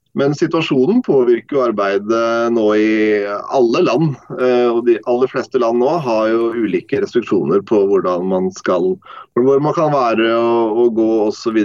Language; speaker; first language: Norwegian; non-native, fluent; English